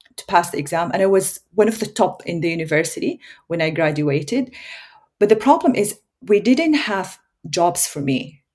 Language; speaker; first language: English; non-native, fluent; Arabic